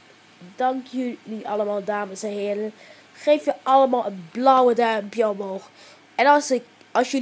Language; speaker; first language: Dutch; early bilingual, heritage; Dutch